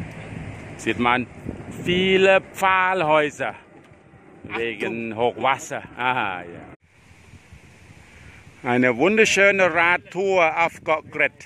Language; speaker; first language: German; non-native, fluent; Thai